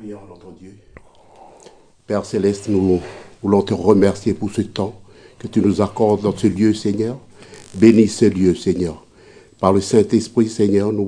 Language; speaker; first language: French; native; French